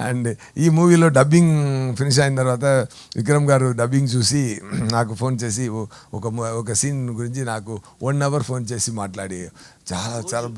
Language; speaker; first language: Telugu; non-native, fluent; Tamil